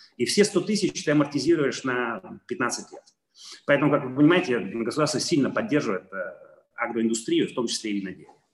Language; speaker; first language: Russian; non-native, fluent; Italian